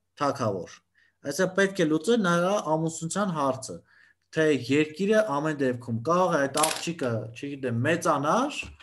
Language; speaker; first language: Armenian; native; Armenian